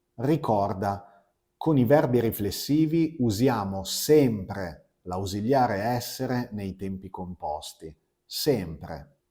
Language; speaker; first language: Italian; native; Italian